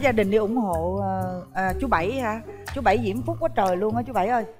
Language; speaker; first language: Vietnamese; native; Vietnamese